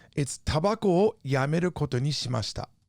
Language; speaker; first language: Japanese; non-native, fluent; English